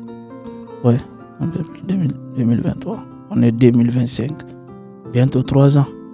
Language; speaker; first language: French; non-native, learner; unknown